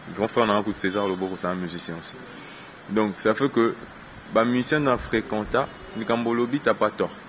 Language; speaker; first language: French; non-native, local second language; Lingala